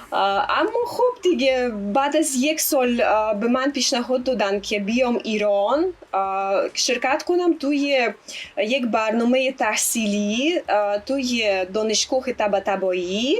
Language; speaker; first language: Persian; non-native, fluent; Russian